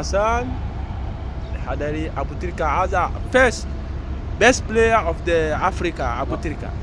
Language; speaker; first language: Arabic; non-native, learner; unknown